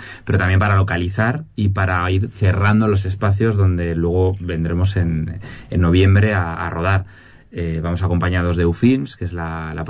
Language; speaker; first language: Spanish; native; Spanish